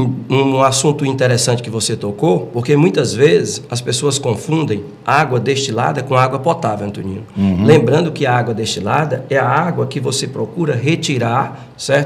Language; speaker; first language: Portuguese; native; Portuguese